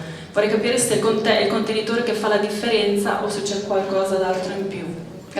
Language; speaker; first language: Italian; native; Italian